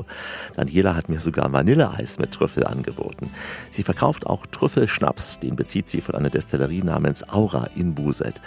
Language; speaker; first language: German; native; German